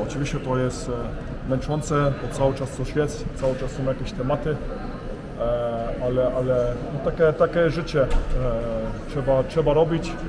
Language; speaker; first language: Polish; early bilingual, heritage; Polish